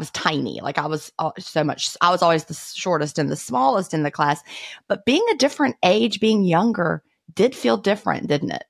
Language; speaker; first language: English; native; English